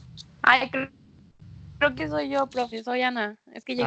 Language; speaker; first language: Spanish; native; Spanish